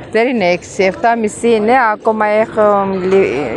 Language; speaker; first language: Greek; non-native, learner; Armenian